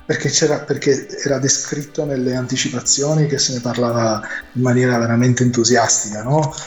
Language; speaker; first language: Italian; native; Italian